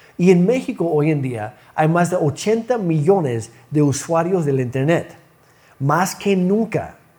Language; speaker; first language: Spanish; non-native, fluent; English